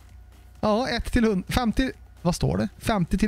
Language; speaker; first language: Swedish; native; Swedish